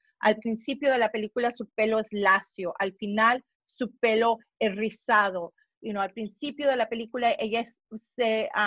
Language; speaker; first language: Spanish; early bilingual, heritage; Spanish